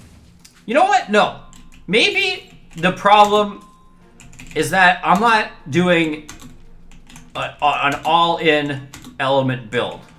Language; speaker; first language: English; native; English